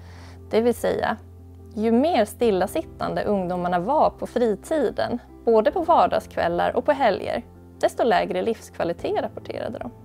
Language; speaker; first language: Swedish; native; Swedish